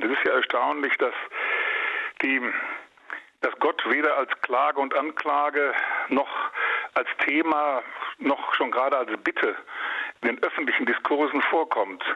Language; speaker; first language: German; native; German